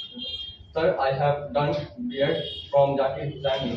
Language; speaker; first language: English; non-native, learner; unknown